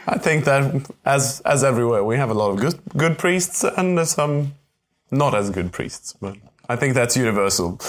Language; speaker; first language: English; non-native, fluent; Swedish